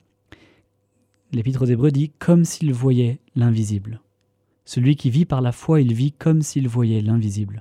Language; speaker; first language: French; native; French